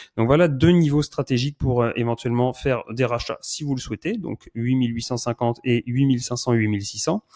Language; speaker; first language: French; native; French